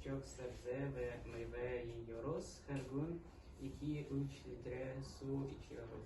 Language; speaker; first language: Turkish; non-native, learner; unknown